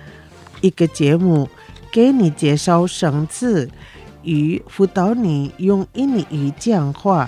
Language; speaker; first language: Chinese; non-native, local second language; Indonesian